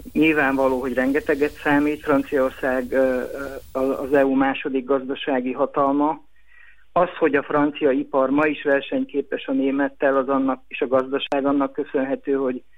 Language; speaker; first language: Hungarian; native; Hungarian